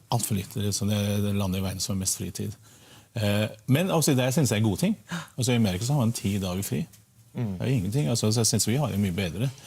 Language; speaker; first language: Norwegian; early bilingual, heritage; Norwegian